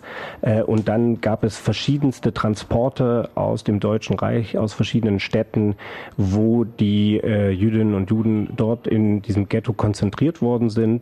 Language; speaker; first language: German; native; German